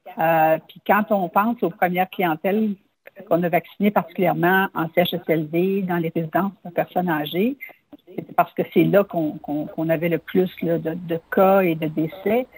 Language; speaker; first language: French; native; French